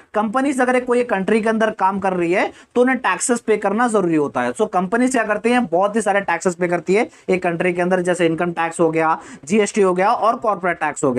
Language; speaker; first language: Hindi; native; Hindi